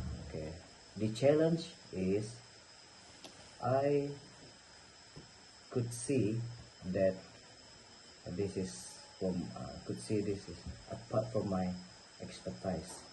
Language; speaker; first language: English; non-native, learner; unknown